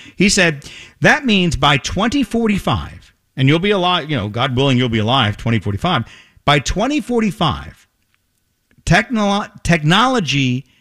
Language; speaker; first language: English; native; English